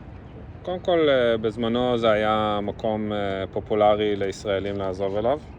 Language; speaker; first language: Hebrew; early bilingual, other home language; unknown